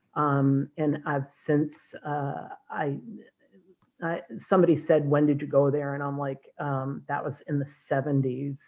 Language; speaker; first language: English; native; English